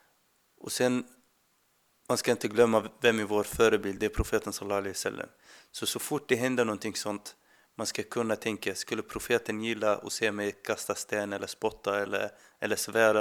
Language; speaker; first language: Swedish; non-native, fluent; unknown